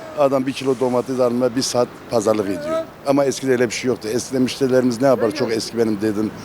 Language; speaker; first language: Turkish; non-native, local second language; Kurdish